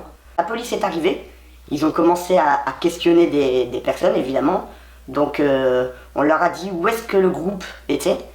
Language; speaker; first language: French; native; French